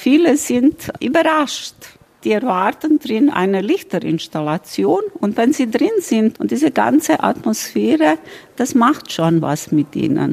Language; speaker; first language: German; non-native, fluent; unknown